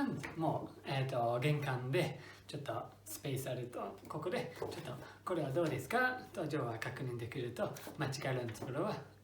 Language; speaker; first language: Japanese; non-native, fluent; English